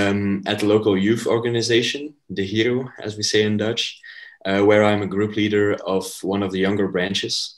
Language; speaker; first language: English; non-native, fluent; Dutch